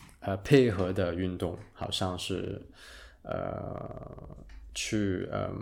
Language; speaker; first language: Chinese; non-native, local second language; Cantonese